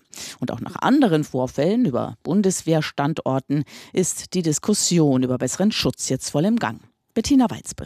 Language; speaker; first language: German; native; German